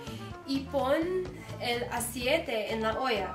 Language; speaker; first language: Spanish; non-native, learner; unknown